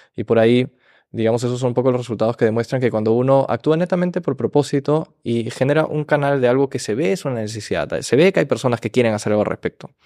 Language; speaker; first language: Spanish; early bilingual, heritage; Spanish